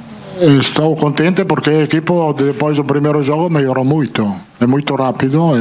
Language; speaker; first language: Portuguese; non-native, fluent; Italian